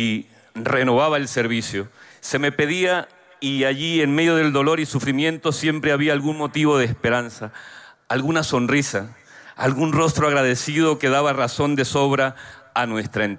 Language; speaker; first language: Spanish; native; Spanish